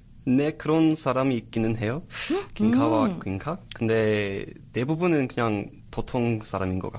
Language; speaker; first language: Korean; non-native, learner; English